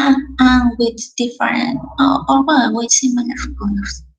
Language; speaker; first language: English; non-native, learner; Spanish